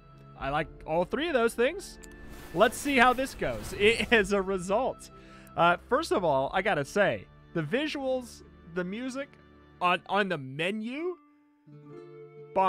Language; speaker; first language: English; native; English